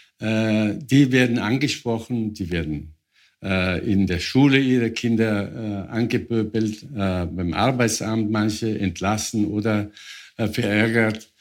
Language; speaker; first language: German; non-native, fluent; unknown